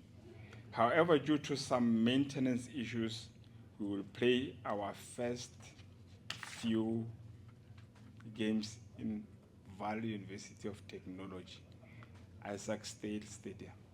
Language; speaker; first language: English; non-native, local second language; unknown